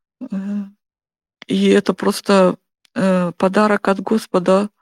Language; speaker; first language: Russian; non-native, fluent; German